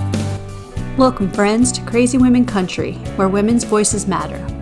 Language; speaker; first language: English; native; English